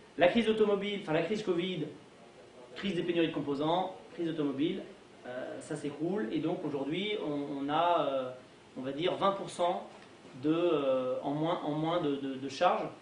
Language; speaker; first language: French; native; French